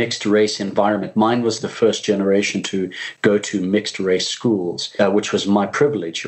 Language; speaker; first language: English; native; English